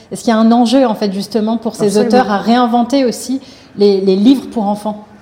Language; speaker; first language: French; native; French